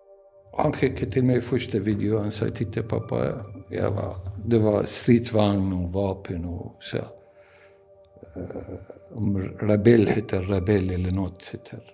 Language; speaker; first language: Swedish; non-native, learner; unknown